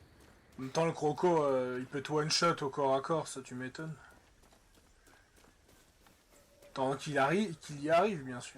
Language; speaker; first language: French; native; French